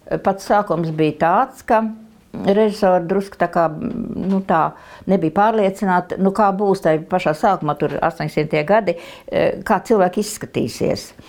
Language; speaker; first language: Latvian; native; Latvian